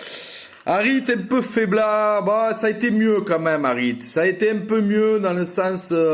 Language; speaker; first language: French; native; French